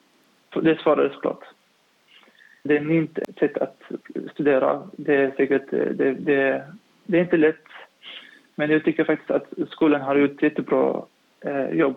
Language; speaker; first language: Swedish; non-native, fluent; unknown